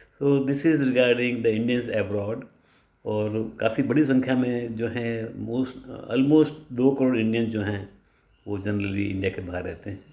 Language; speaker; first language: Hindi; native; Hindi